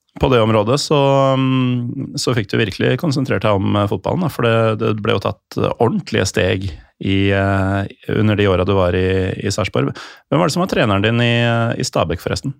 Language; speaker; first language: Norwegian; native; Norwegian